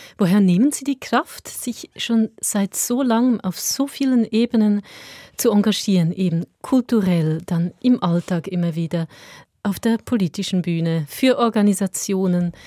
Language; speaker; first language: German; native; German